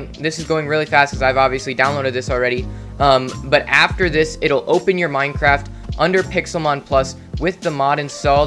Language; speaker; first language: English; native; English